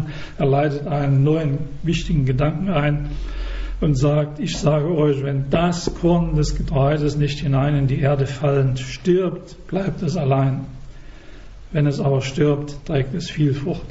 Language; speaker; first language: German; native; German